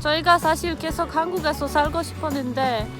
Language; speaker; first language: Korean; non-native, fluent; Polish